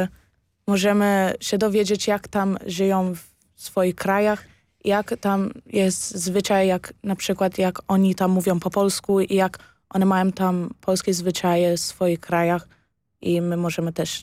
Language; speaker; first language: Polish; early bilingual, heritage; Polish